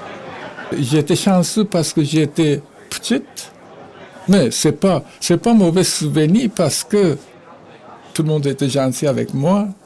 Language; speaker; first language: French; non-native, fluent; Japanese